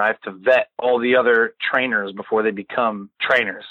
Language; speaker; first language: English; native; English